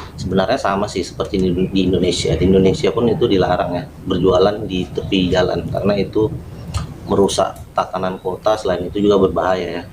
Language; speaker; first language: Indonesian; native; Indonesian